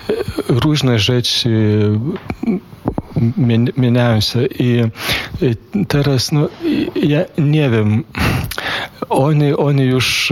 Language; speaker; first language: Polish; non-native, fluent; Lithuanian